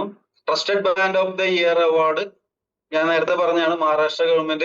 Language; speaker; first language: Malayalam; native; Malayalam